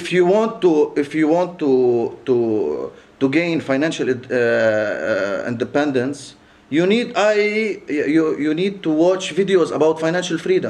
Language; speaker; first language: English; non-native, local second language; Arabic